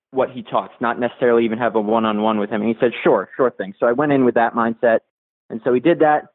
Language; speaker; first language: English; native; English